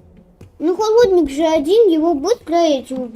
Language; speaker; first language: Russian; native; Russian